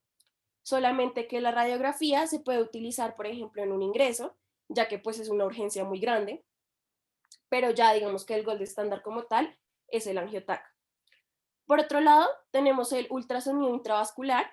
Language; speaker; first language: Spanish; native; Spanish